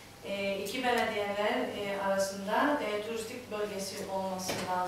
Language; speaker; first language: Turkish; non-native, learner; Greek